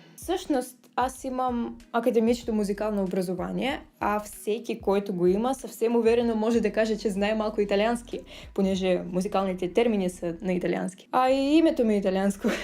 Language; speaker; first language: Bulgarian; early bilingual, other home language; Russian